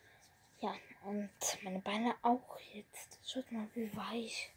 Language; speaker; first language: German; non-native, learner; Bulgarian